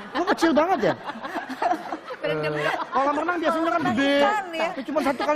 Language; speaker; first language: Indonesian; native; Indonesian